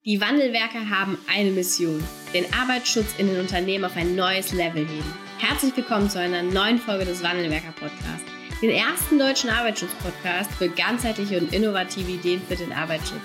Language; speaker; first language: German; native; German